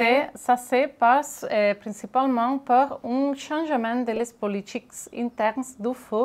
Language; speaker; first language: French; non-native, fluent; Catalan